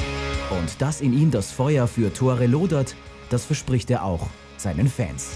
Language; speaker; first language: German; native; German